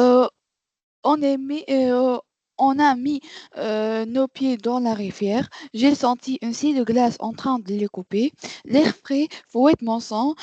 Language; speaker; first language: French; non-native, learner; Arabic